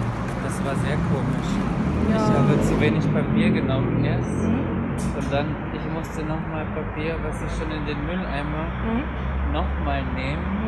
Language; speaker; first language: German; non-native, learner; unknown